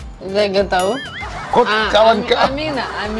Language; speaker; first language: Indonesian; non-native, learner; Russian